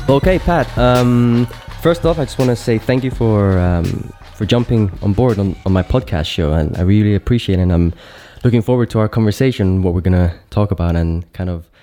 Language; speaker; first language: English; non-native, fluent; Greek